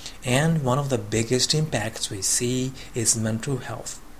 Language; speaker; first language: English; non-native, fluent; Japanese